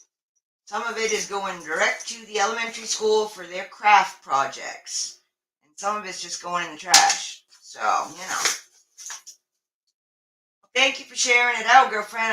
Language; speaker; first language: English; native; English